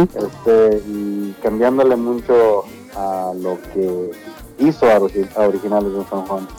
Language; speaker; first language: Spanish; early bilingual, heritage; Spanish